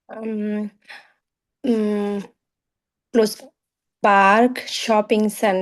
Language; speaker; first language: English; non-native, learner; Bangla